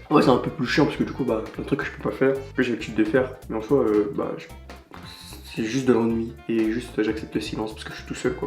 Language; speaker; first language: French; native; French